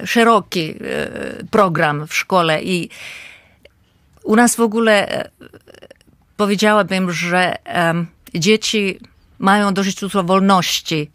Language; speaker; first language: Polish; non-native, fluent; Finnish